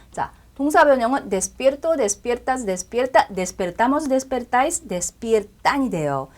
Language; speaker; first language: Spanish; non-native, fluent; Korean